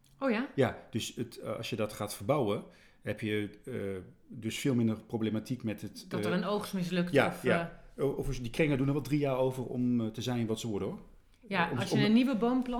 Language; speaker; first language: Dutch; native; Dutch